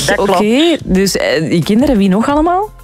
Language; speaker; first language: Dutch; native; Dutch